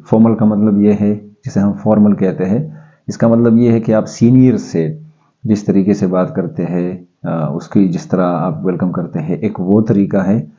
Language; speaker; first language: Urdu; non-native, local second language; Pashto